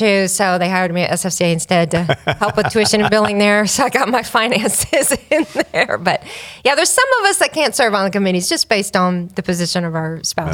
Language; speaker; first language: English; native; English